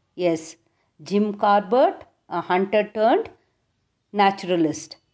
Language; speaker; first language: English; non-native, local second language; Tamil